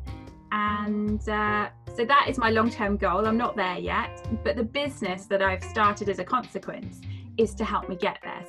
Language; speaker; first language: English; native; English